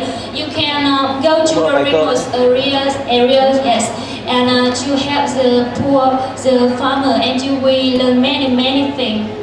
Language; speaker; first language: English; non-native, learner; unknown